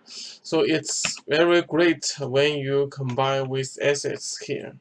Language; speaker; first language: English; non-native, fluent; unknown